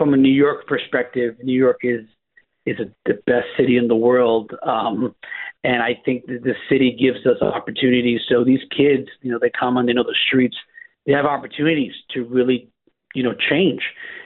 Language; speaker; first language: English; native; English